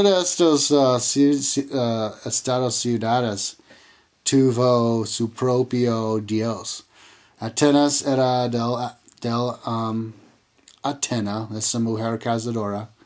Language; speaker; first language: Spanish; non-native, learner; English